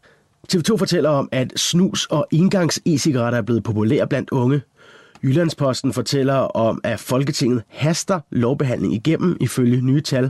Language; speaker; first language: Danish; native; Danish